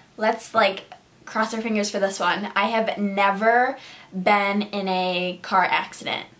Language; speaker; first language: English; native; English